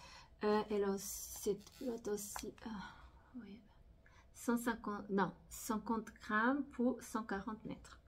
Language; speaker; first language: French; non-native, fluent; Portuguese